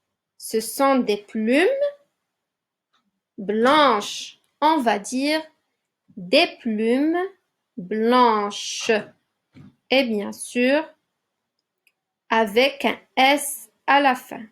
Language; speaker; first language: French; non-native, local second language; Arabic